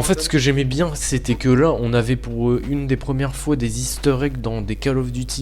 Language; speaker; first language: French; native; French